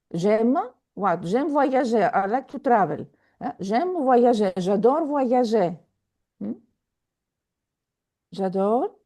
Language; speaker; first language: French; non-native, fluent; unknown